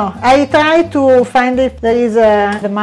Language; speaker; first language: English; non-native, learner; Italian